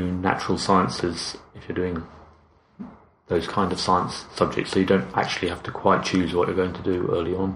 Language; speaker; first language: English; native; English